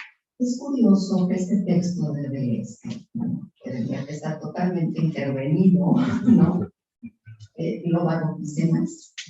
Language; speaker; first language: Spanish; native; Spanish